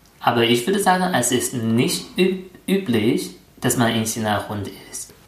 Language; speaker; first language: German; non-native, fluent; Chinese